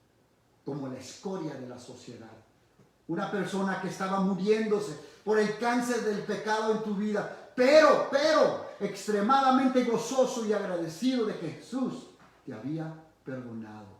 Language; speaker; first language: Spanish; early bilingual, heritage; Spanish